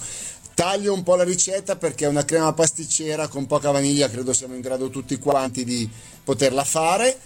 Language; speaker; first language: Italian; native; Italian